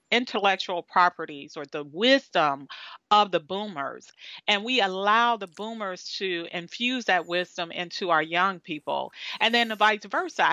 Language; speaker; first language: English; native; English